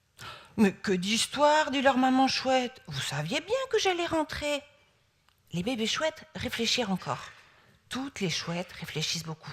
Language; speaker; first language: French; native; French